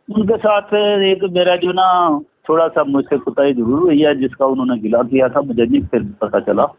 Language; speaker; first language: Urdu; non-native, local second language; Punjabi